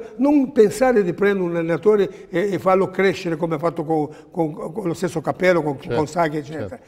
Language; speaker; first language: Italian; non-native, fluent; Portuguese